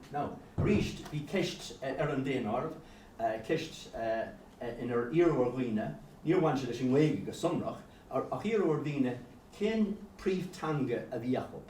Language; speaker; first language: Irish; non-native, local second language; English